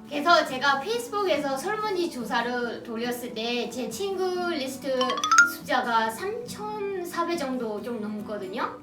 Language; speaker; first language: Korean; non-native, fluent; Burmese